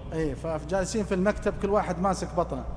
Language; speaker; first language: Arabic; native; Arabic